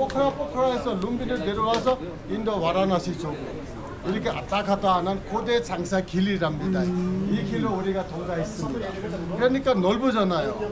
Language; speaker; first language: Korean; non-native, fluent; Nepali